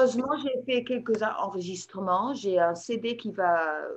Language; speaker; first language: French; non-native, fluent; English